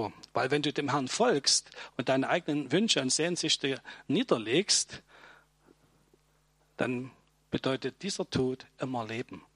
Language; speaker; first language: German; native; German